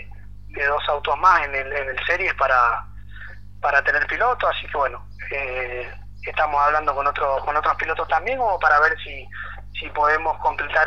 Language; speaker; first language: Spanish; native; Spanish